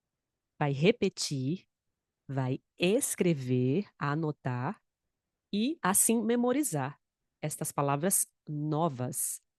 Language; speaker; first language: Portuguese; non-native, fluent; Spanish